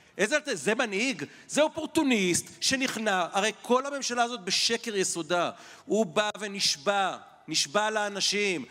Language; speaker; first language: Hebrew; native; Hebrew